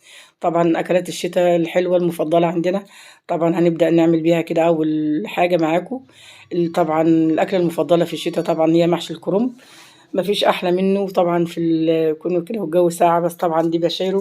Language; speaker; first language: Arabic; native; Arabic